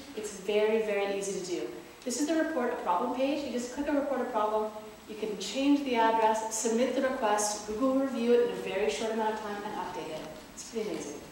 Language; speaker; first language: English; native; English